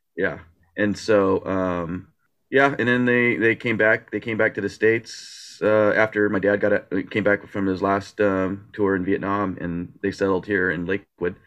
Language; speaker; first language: English; early bilingual, other home language; Japanese